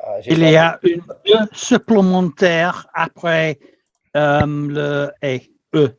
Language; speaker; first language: French; non-native, fluent; English